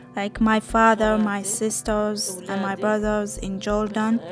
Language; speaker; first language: English; non-native, fluent; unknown